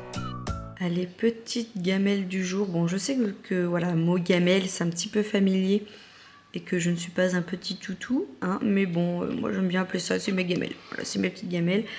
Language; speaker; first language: French; native; French